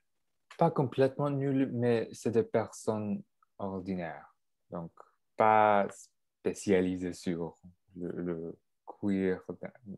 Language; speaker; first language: French; non-native, local second language; English